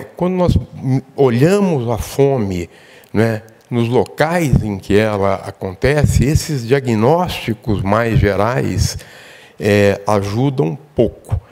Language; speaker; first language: Portuguese; native; Portuguese